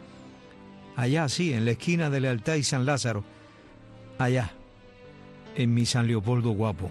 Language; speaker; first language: Spanish; native; Spanish